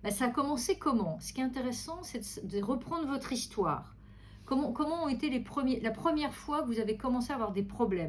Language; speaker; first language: French; native; French